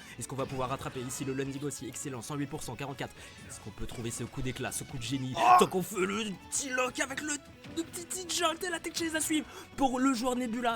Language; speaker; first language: French; native; French